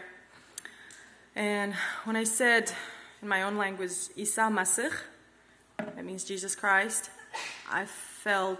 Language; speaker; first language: English; non-native, fluent; Kazakh